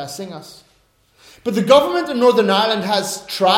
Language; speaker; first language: English; native; English